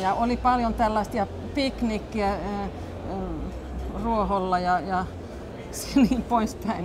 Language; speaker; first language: Finnish; non-native, local second language; Swedish